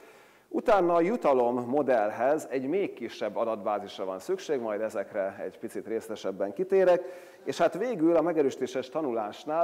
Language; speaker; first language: Hungarian; native; Hungarian